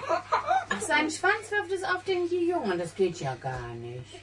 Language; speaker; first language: German; native; German